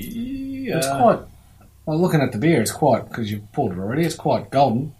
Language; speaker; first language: English; native; English